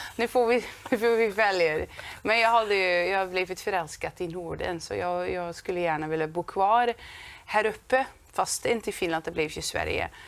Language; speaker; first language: Swedish; non-native, fluent; Dutch